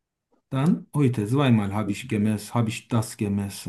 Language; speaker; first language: German; non-native, learner; Turkish